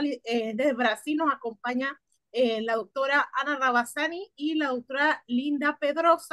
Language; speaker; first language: Spanish; native; Spanish